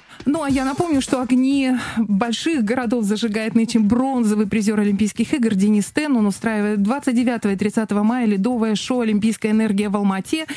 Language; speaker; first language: Russian; native; Russian